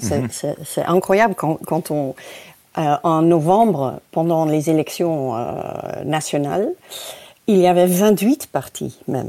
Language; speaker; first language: French; non-native, fluent; Dutch